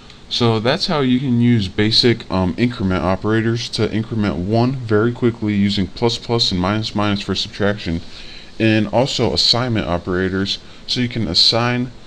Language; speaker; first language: English; native; English